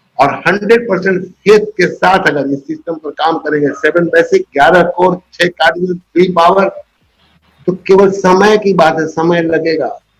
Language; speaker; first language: Hindi; native; Hindi